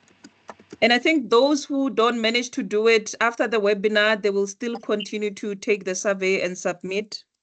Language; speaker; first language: English; non-native, local second language; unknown